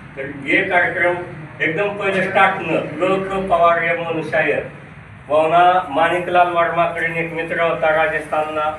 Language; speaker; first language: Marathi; non-native, local second language; Rajasthani